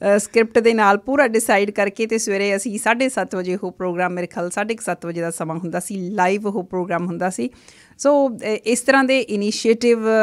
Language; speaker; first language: Punjabi; native; Punjabi